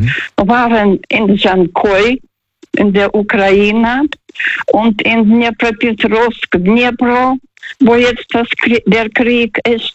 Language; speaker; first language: German; non-native, fluent; Russian